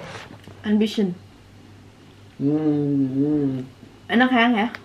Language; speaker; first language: German; non-native, learner; Indonesian